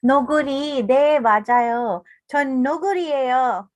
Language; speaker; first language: Korean; non-native, learner; English